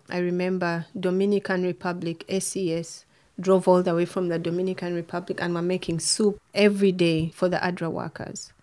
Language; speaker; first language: English; non-native, local second language; Ganda